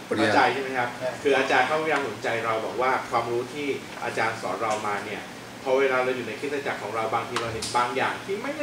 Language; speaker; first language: Thai; native; Thai